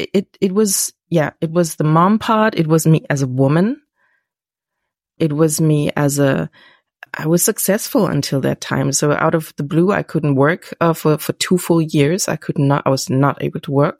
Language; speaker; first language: English; non-native, fluent; German